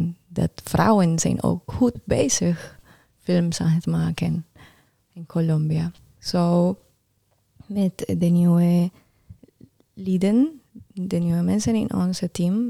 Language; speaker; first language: Dutch; non-native, learner; Spanish